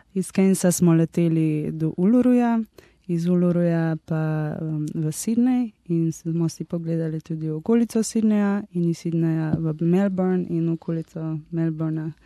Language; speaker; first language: Slovenian; native; Slovenian